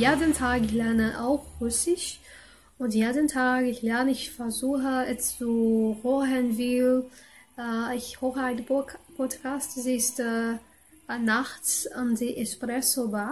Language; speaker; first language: German; non-native, learner; Portuguese